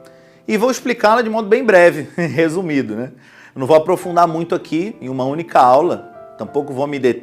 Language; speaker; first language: Portuguese; native; Portuguese